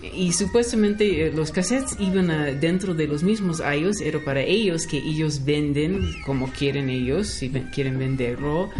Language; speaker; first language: Spanish; non-native, fluent; English